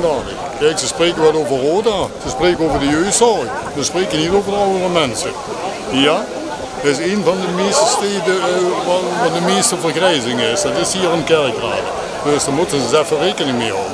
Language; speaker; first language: Dutch; native; Dutch